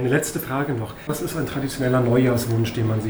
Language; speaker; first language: German; native; German